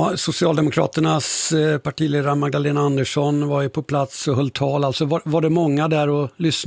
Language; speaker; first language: Swedish; native; Swedish